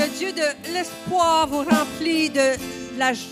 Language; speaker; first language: French; native; French